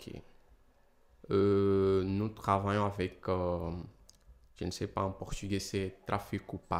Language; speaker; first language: French; non-native, fluent; Portuguese